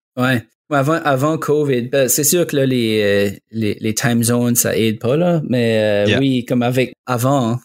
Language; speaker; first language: French; native; French